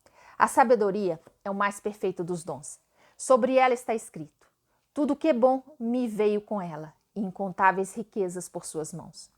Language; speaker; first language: Portuguese; native; Portuguese